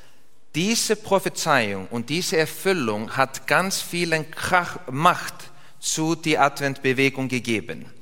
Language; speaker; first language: German; non-native, learner; Icelandic